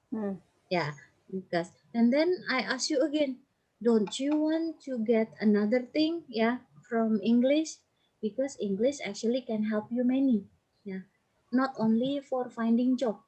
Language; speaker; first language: English; non-native, fluent; Indonesian